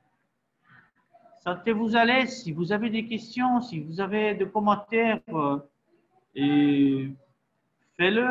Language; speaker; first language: French; non-native, fluent; Spanish